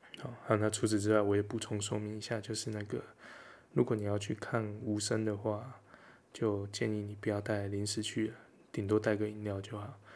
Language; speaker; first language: Chinese; native; Chinese